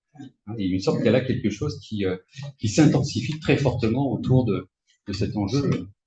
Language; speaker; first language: French; native; French